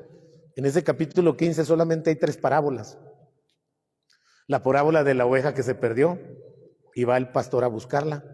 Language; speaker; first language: Spanish; native; Spanish